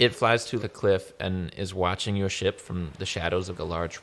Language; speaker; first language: English; native; English